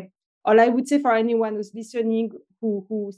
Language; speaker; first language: English; non-native, fluent; French